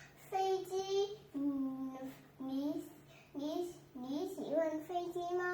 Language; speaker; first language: Chinese; non-native, learner; Vietnamese